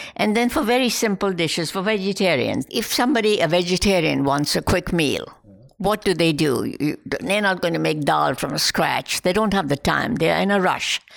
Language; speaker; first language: English; non-native, local second language; Hindi